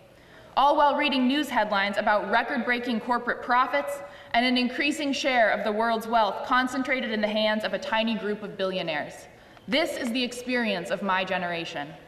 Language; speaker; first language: English; native; English